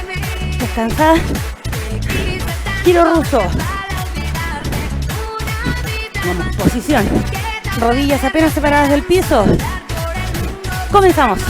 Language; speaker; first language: Spanish; native; Spanish